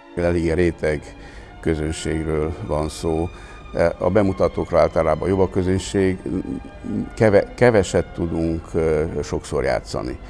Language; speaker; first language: Hungarian; native; Hungarian